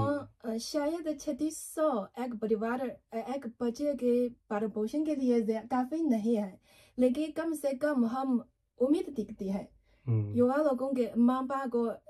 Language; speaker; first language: Hindi; non-native, learner; Chinese